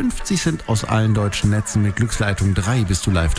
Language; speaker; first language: German; native; German